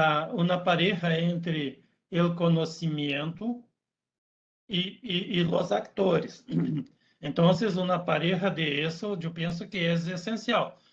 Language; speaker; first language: Spanish; non-native, learner; Portuguese